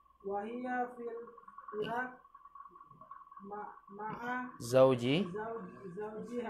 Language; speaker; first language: Arabic; non-native, learner; Indonesian